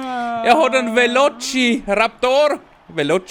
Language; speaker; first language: German; native; German